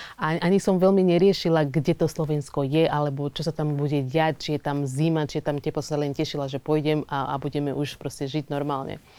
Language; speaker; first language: Slovak; early bilingual, other home language; Portuguese